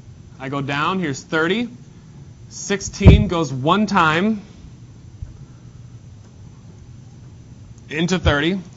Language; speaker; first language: English; native; English